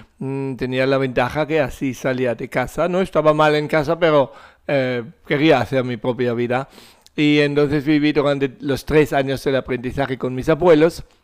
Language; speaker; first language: Spanish; non-native, fluent; German